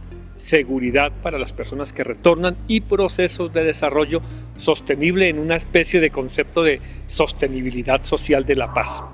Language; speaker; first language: Spanish; native; Spanish